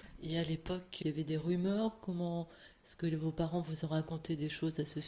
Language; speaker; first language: French; native; French